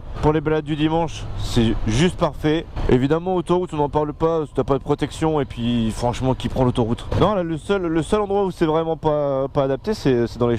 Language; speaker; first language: French; native; French